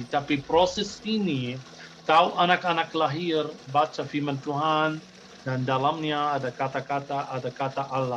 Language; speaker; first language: Indonesian; non-native, fluent; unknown